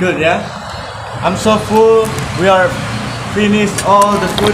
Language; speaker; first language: English; non-native, learner; Indonesian